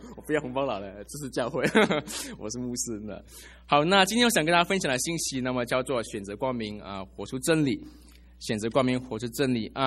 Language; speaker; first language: Chinese; native; Chinese